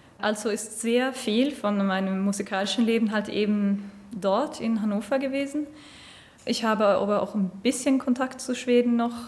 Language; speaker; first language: German; non-native, fluent; Swedish